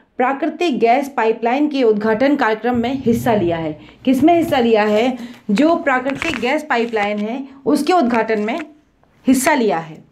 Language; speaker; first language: Hindi; native; Hindi